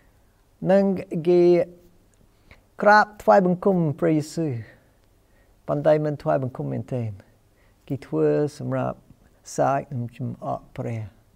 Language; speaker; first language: Khmer; non-native, fluent; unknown